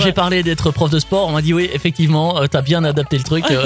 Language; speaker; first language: French; native; French